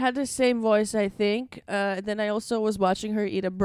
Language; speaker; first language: English; non-native, fluent; Latvian